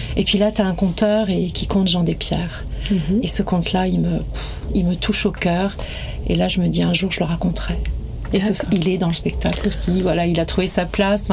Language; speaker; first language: French; native; French